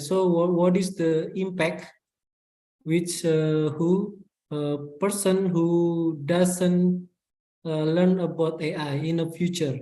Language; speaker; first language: English; non-native, fluent; Indonesian